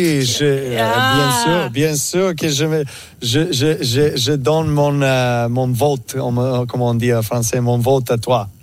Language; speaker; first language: French; non-native, learner; Serbian